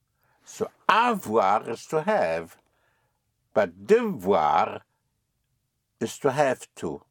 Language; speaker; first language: English; non-native, fluent; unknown